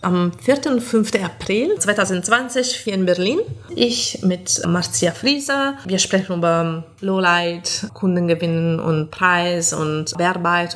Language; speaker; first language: German; non-native, fluent; Italian